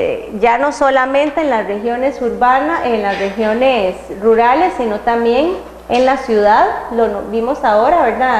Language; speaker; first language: Spanish; native; Spanish